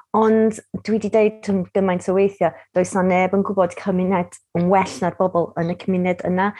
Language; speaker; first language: Welsh; native; Welsh